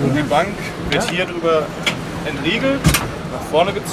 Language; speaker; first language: German; native; German